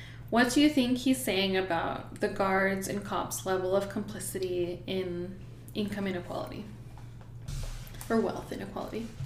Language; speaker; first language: English; early bilingual, other home language; Spanish